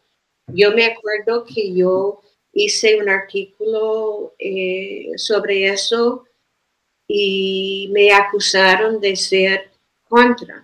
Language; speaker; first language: Spanish; non-native, fluent; English